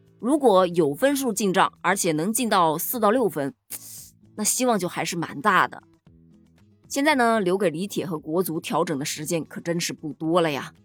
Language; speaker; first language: Chinese; native; Chinese